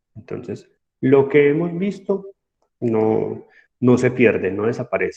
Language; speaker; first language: Spanish; native; Spanish